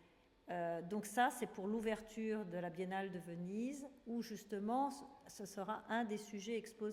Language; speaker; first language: French; native; French